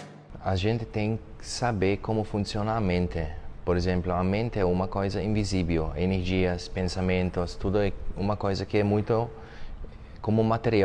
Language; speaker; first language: Portuguese; non-native, fluent; German